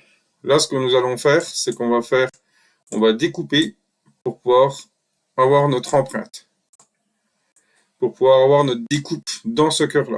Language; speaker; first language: French; native; French